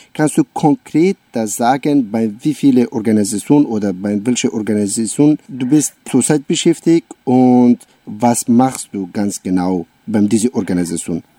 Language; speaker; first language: German; non-native, learner; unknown